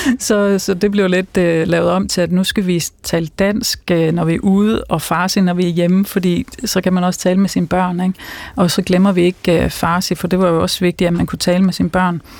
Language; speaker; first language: Danish; early bilingual, other home language; Persian